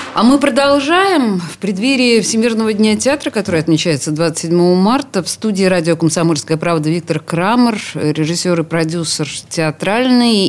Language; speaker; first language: Russian; native; Russian